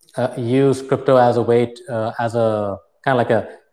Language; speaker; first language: English; non-native, fluent; Arabic